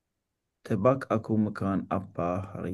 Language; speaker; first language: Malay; non-native, learner; English